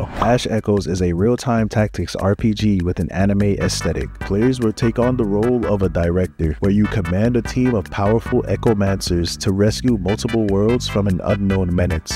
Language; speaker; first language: English; native; English